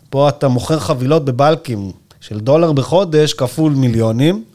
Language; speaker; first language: Hebrew; native; Hebrew